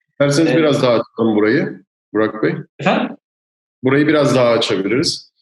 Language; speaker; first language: Turkish; native; Turkish